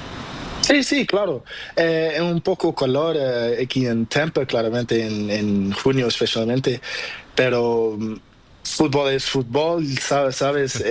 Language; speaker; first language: Spanish; non-native, learner; Portuguese